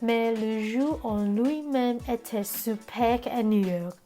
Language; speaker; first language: French; non-native, learner; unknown